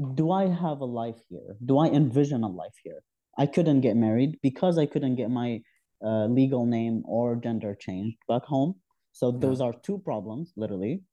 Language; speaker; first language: English; non-native, fluent; Arabic